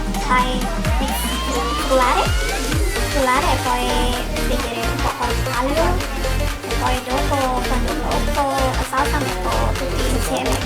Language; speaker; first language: Italian; non-native, learner; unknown